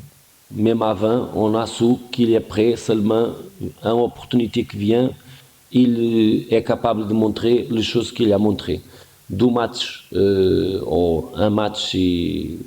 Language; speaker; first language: French; non-native, fluent; Portuguese